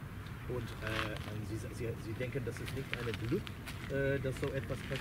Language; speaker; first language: German; non-native, fluent; English